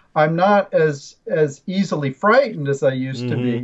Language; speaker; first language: English; native; English